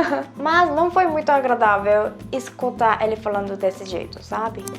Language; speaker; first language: Portuguese; non-native, fluent; Korean